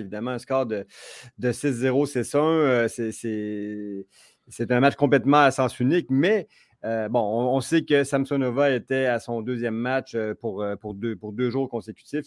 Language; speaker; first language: French; native; French